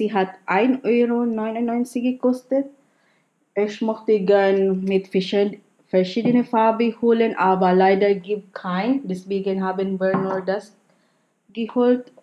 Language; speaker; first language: German; non-native, learner; Filipino